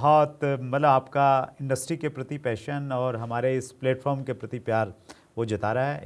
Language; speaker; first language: Hindi; native; Hindi